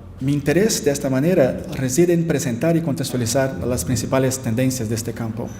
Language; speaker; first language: Spanish; non-native, learner; Portuguese